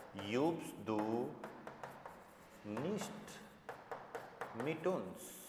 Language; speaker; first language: German; non-native, fluent; Hindi